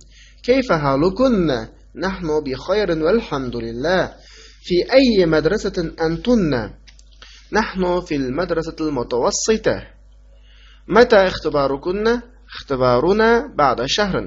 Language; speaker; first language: Arabic; non-native, fluent; Uyghur